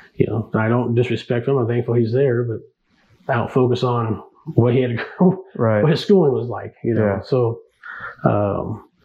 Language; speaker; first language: English; native; English